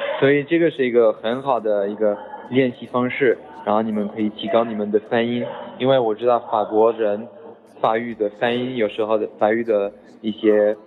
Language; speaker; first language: Chinese; non-native, fluent; French